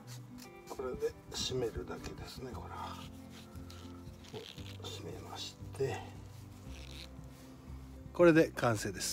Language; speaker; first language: Japanese; native; Japanese